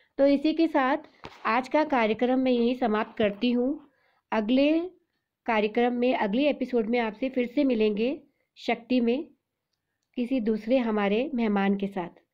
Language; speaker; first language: Hindi; native; Hindi